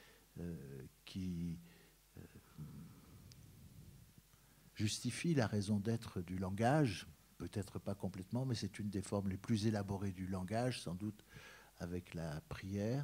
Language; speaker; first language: French; native; French